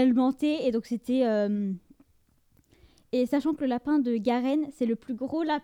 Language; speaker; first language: French; native; French